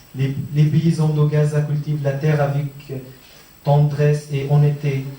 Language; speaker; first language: French; non-native, fluent; Arabic